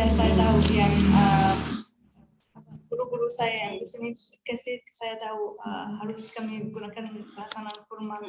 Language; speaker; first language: Indonesian; non-native, learner; Arabic